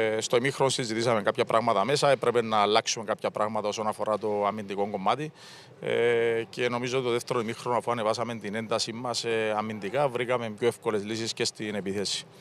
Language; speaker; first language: Greek; native; Greek